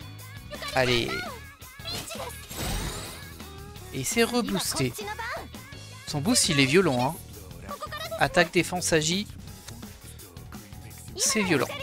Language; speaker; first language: French; native; French